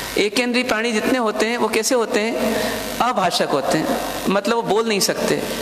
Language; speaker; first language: Hindi; non-native, local second language; Marwari